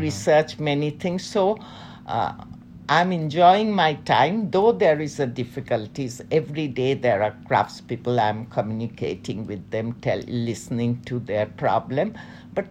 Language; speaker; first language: English; non-native, local second language; Bangla